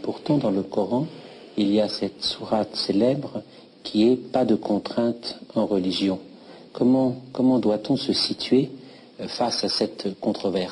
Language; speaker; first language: French; native; French